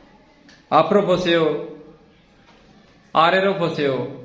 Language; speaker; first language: Korean; non-native, fluent; Punjabi